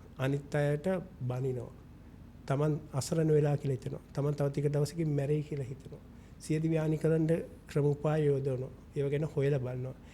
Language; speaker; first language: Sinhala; non-native, local second language; Malay